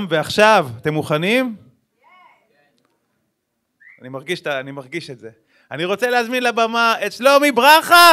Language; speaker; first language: Hebrew; native; Hebrew